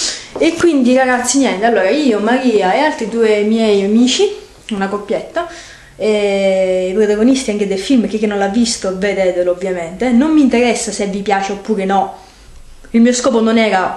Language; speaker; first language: Italian; native; Italian